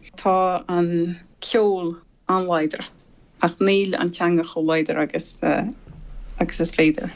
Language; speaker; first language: Irish; non-native, fluent; English